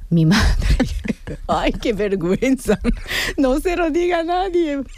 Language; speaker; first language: Spanish; non-native, fluent; Japanese